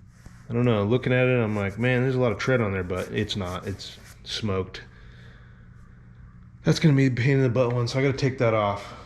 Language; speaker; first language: English; native; English